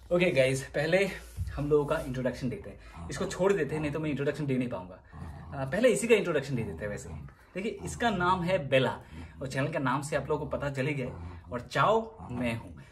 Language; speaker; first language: Hindi; non-native, local second language; Assamese